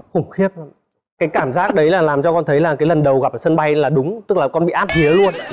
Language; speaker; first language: Vietnamese; native; Vietnamese